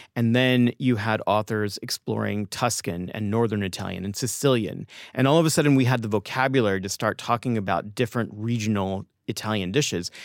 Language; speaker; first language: English; native; English